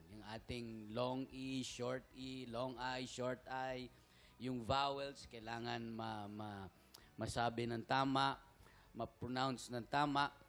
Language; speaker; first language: Filipino; native; Filipino